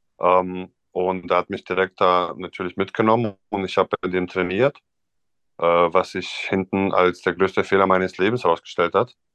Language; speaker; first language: German; non-native, fluent; Serbian